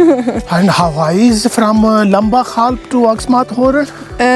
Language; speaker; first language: English; non-native, learner; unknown